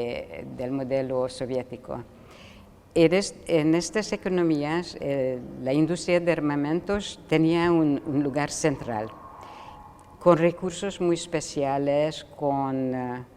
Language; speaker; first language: Spanish; non-native, fluent; Hungarian